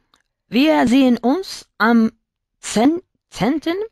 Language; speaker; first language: German; non-native, learner; Spanish